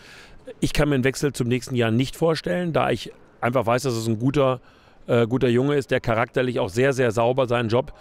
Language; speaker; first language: German; native; German